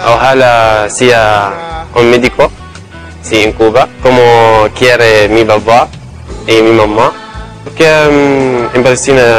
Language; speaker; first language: Spanish; non-native, learner; Arabic